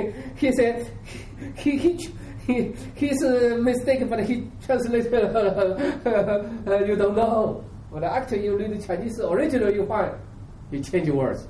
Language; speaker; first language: English; non-native, learner; Chinese